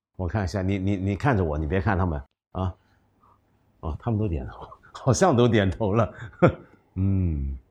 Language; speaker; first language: Chinese; non-native, local second language; Cantonese